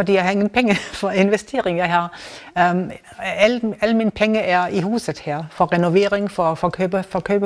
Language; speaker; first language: Danish; non-native, learner; German